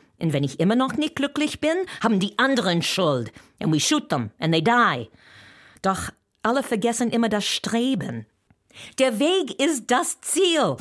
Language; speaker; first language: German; non-native, fluent; English